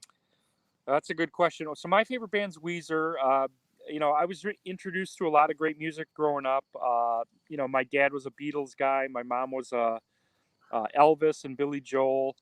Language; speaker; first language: English; native; English